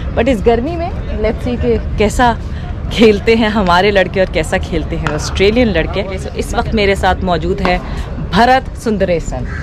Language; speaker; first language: Urdu; native; Urdu